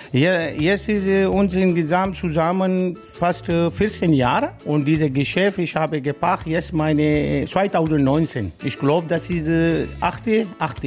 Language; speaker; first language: German; non-native, learner; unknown